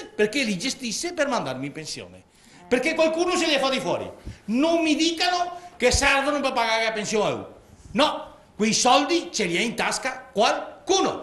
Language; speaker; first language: Italian; native; Italian